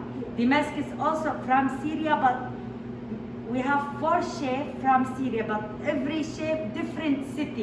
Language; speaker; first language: English; non-native, learner; Arabic